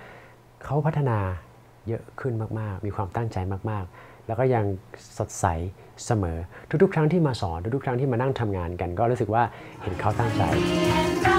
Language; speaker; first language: Thai; native; Thai